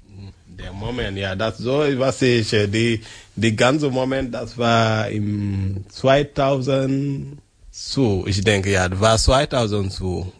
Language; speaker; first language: German; non-native, learner; French